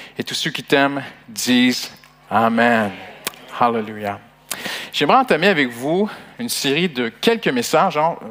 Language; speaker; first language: French; native; French